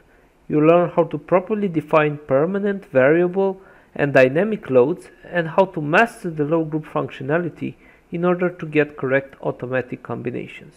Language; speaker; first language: English; non-native, fluent; Romanian